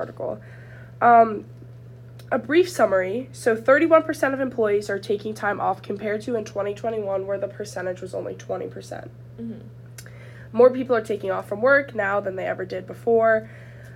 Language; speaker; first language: English; native; English